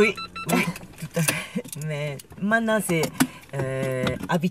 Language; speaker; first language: French; non-native, learner; Japanese